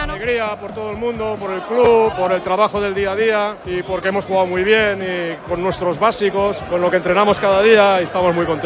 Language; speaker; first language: Spanish; native; Spanish